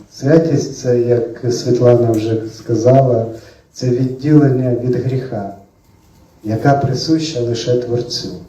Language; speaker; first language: Ukrainian; non-native, local second language; Russian